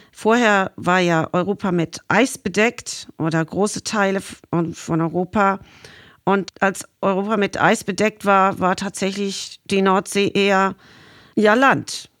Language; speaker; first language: German; non-native, fluent; English